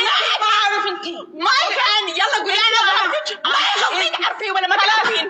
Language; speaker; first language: Arabic; non-native, learner; Amharic